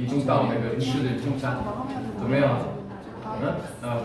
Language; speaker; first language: Chinese; non-native, fluent; Korean